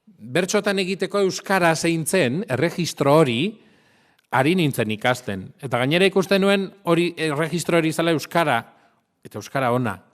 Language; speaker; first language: Basque; non-native, local second language; Spanish